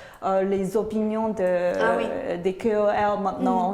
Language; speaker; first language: French; non-native, fluent; Chinese